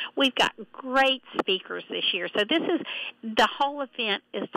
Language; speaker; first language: English; native; English